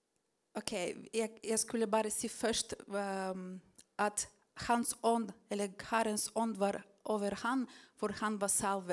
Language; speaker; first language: Norwegian; non-native, fluent; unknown